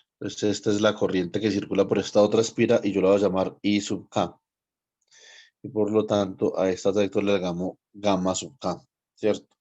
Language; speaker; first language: Spanish; native; Spanish